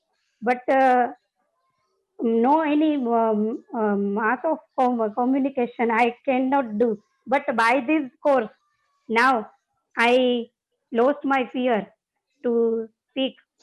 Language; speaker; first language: English; non-native, learner; Gujarati